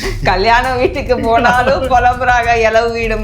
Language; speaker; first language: Tamil; native; Tamil